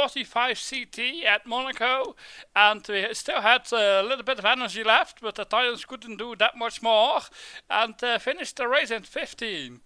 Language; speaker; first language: English; non-native, fluent; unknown